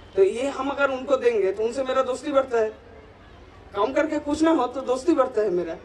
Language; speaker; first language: Hindi; non-native, local second language; Bangla